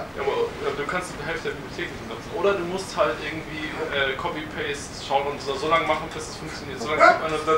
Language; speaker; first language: German; native; German